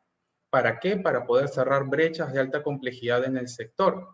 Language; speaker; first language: Spanish; native; Spanish